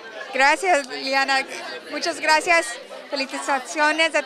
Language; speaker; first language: Spanish; early bilingual, heritage; Spanish